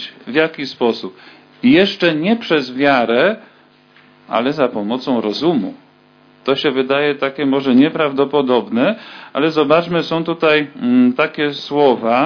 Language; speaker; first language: Polish; native; Polish